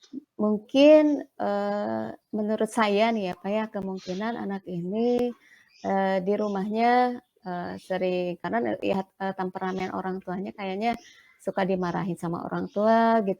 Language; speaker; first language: Indonesian; non-native, local second language; Sundanese